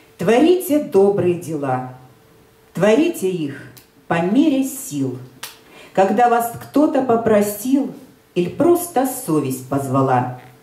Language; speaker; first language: Russian; native; Russian